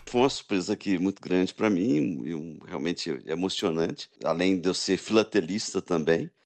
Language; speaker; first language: Portuguese; native; Portuguese